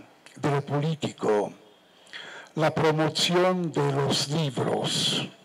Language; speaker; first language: Spanish; non-native, fluent; Italian